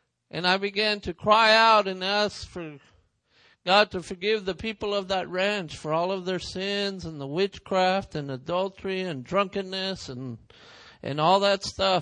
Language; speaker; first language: English; early bilingual, other home language; Spanish